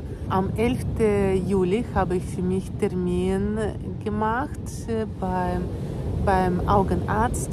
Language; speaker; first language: German; non-native, fluent; Russian